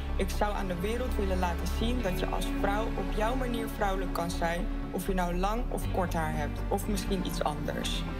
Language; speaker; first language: Dutch; native; Dutch